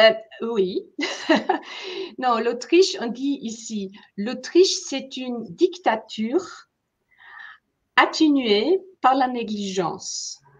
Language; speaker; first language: French; non-native, fluent; German